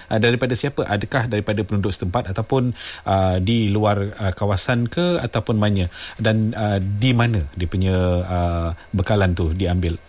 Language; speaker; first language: Malay; non-native, local second language; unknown